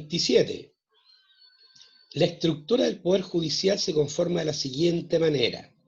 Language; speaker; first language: Spanish; native; Spanish